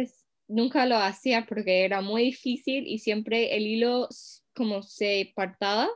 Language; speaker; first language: Spanish; non-native, fluent; English